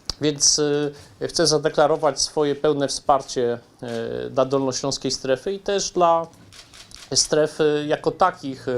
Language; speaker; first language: Polish; native; Polish